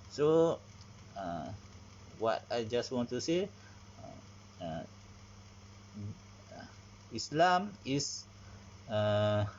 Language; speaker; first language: English; non-native, learner; Malay